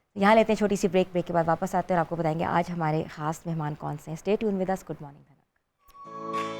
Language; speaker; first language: Urdu; native; Urdu